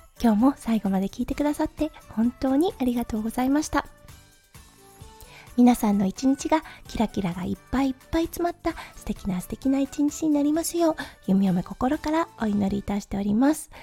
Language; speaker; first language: Japanese; native; Japanese